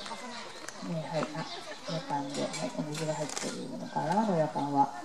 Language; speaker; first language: Japanese; native; Japanese